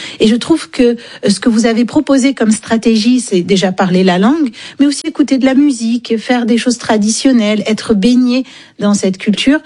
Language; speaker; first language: French; native; French